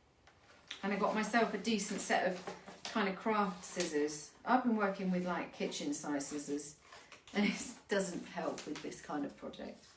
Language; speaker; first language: English; native; English